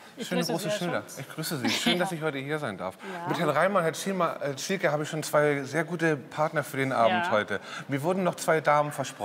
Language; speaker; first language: German; native; German